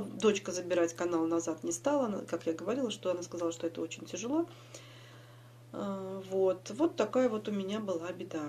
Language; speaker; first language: Russian; native; Russian